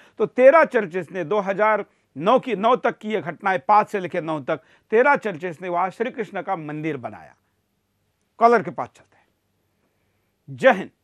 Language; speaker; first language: Hindi; non-native, local second language; Marathi